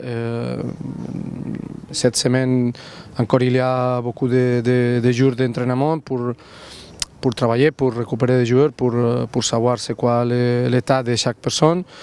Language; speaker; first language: French; non-native, learner; Spanish